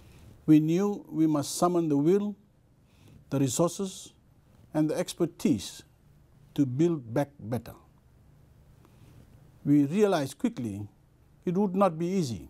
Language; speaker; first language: English; non-native, local second language; Fijian